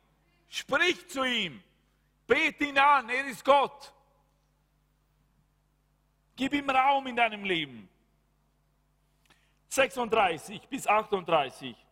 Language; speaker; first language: German; non-native, fluent; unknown